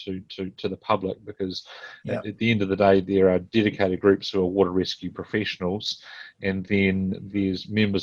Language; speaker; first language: English; native; English